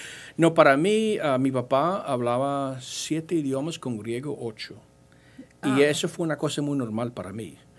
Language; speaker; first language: Spanish; early bilingual, heritage; English